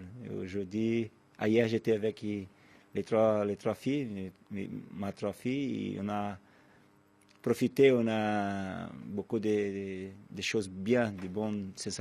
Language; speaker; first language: French; non-native, fluent; Portuguese